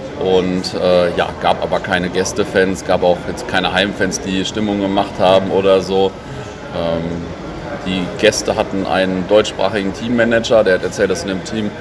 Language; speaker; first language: German; native; German